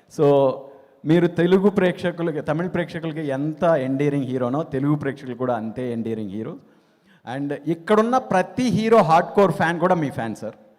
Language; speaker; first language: Telugu; native; Telugu